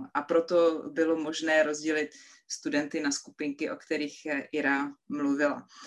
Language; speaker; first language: Czech; non-native, learner; Ukrainian